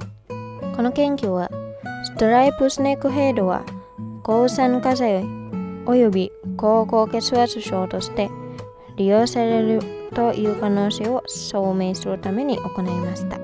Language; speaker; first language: Japanese; non-native, fluent; Indonesian